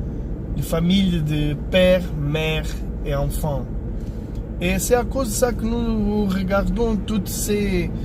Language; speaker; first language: French; non-native, fluent; Portuguese